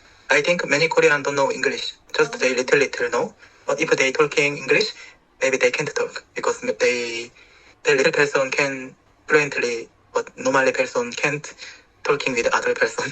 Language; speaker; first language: English; non-native, learner; Korean